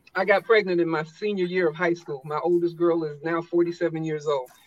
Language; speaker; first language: English; native; English